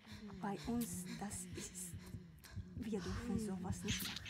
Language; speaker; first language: German; non-native, learner; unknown